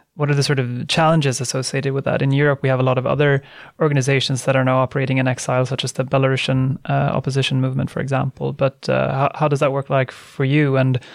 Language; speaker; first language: English; non-native, fluent; Swedish